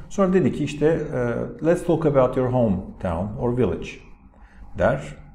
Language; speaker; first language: English; non-native, fluent; Turkish